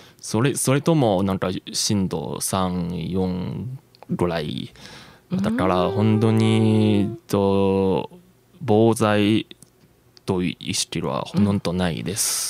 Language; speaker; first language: Japanese; non-native, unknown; Chinese